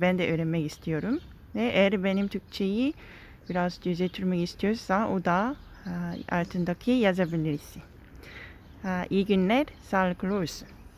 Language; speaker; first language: Turkish; non-native, learner; Korean